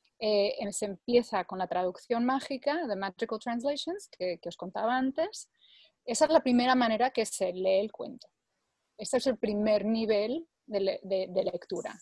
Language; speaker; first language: Spanish; early bilingual, other home language; English